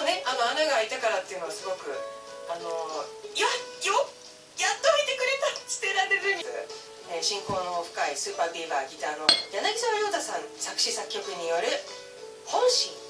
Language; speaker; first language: Japanese; native; Japanese